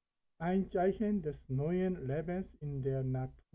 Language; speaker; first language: German; non-native, fluent; Korean